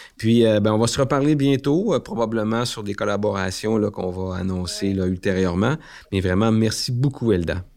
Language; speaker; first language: French; native; French